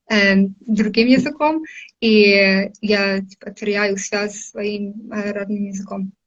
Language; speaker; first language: Russian; non-native, fluent; English